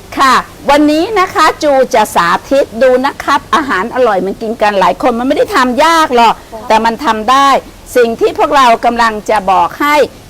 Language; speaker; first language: Thai; native; Thai